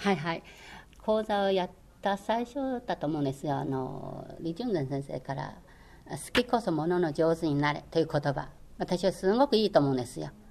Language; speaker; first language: Japanese; non-native, fluent; Chinese